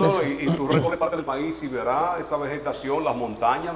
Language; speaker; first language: Spanish; native; Spanish